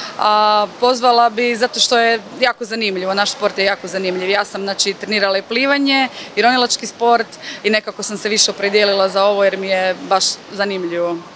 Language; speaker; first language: Croatian; native; Croatian